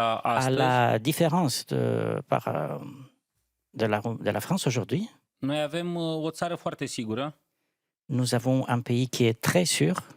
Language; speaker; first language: French; non-native, fluent; Romanian